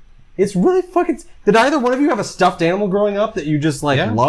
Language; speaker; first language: English; native; English